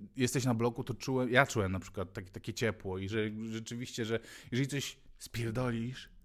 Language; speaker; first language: Polish; non-native, fluent; Mongolian